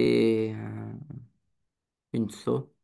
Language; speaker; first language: French; non-native, learner; Romanian